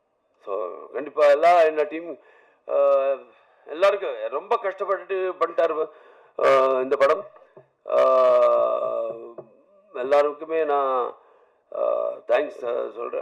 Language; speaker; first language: Tamil; non-native, learner; Telugu